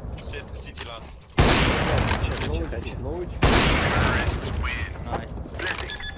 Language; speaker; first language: English; non-native, learner; Turkish